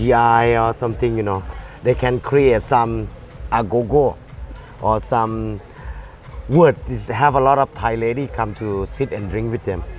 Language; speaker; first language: English; non-native, fluent; Thai